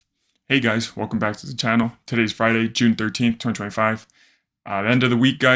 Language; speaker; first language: English; native; English